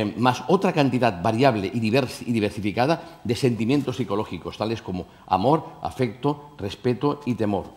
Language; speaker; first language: Spanish; non-native, local second language; Catalan